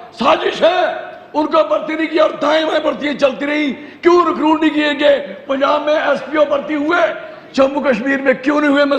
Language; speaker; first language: Hindi; non-native, local second language; Dogri